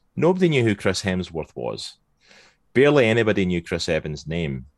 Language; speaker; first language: English; native; English